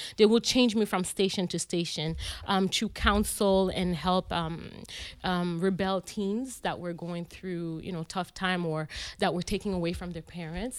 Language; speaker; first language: English; native; English